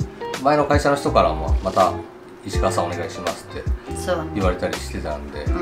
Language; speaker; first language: Japanese; native; Japanese